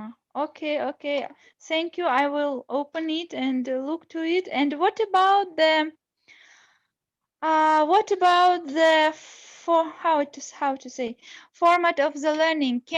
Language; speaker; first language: English; non-native, learner; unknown